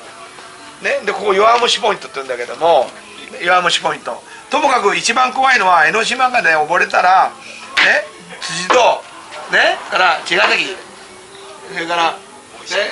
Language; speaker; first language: Japanese; native; Japanese